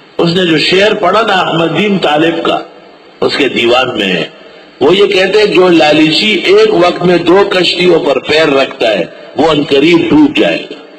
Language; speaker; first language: Urdu; non-native, local second language; Pashto